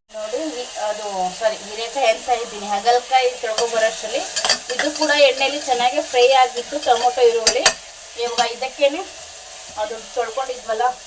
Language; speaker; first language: Kannada; non-native, local second language; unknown